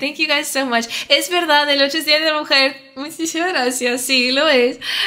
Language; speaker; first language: Spanish; non-native, fluent; Russian